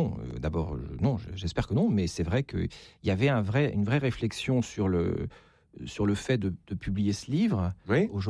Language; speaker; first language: French; native; French